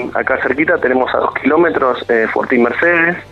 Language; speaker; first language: Spanish; native; Spanish